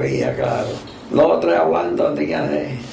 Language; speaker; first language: Spanish; native; Spanish